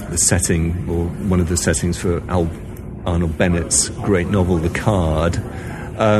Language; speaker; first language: English; native; English